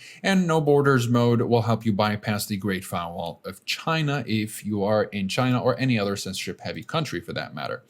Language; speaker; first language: English; native; English